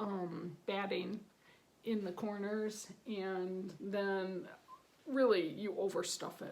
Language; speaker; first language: English; native; English